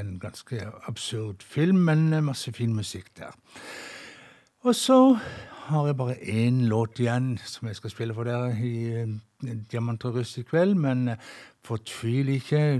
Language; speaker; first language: Norwegian; native; Norwegian